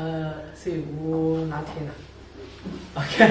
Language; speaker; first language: Italian; non-native, learner; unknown